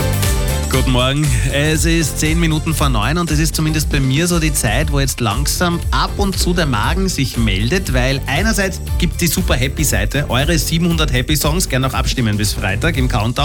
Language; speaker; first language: German; native; German